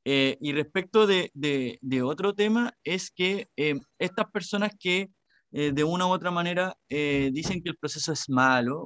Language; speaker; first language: Spanish; native; Spanish